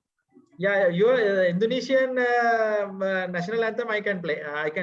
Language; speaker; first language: English; non-native, fluent; Sinhala